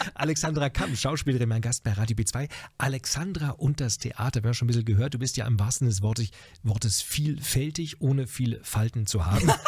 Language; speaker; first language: German; native; German